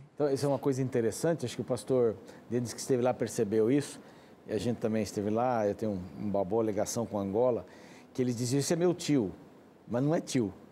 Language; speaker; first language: Portuguese; native; Portuguese